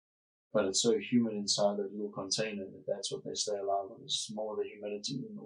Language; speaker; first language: English; native; English